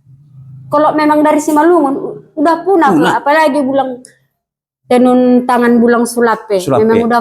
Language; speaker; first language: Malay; non-native, local second language; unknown